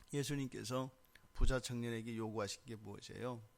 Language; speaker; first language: Korean; native; Korean